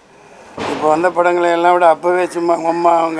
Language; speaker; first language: Tamil; native; Tamil